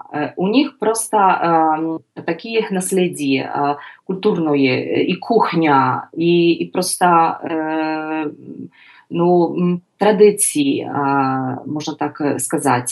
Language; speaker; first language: Russian; non-native, learner; Polish